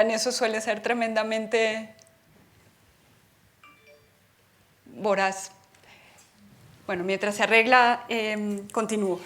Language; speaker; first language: Spanish; native; Spanish